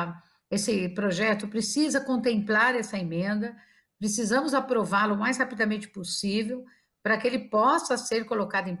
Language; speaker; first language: Portuguese; native; Portuguese